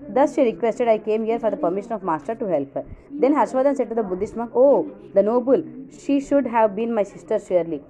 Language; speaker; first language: English; non-native, local second language; Telugu